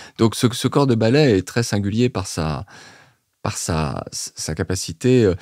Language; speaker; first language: French; native; French